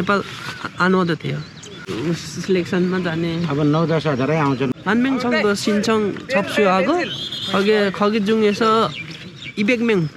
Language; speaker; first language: Korean; non-native, learner; Nepali